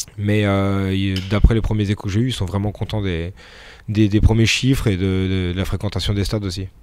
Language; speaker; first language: French; native; French